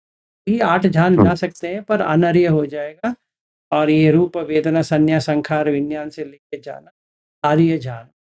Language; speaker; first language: Hindi; native; Hindi